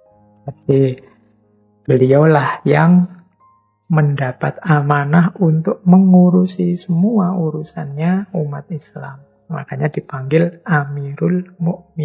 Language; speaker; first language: Indonesian; native; Indonesian